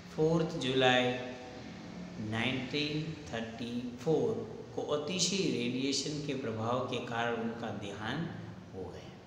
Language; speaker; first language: Hindi; non-native, local second language; Gujarati